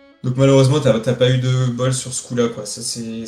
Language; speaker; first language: French; native; French